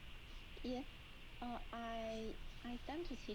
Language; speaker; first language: English; non-native, learner; Chinese